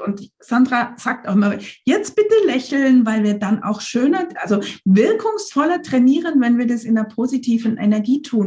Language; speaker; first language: German; native; German